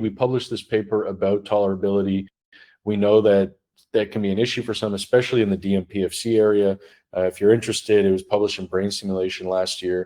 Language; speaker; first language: English; native; English